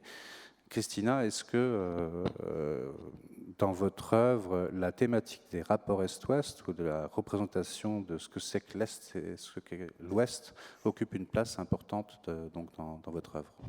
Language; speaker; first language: French; native; French